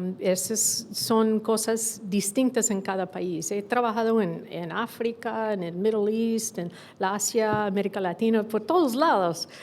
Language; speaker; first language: Spanish; non-native, fluent; English